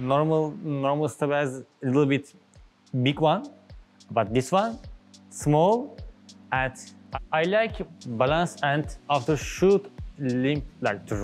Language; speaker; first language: English; non-native, learner; Turkish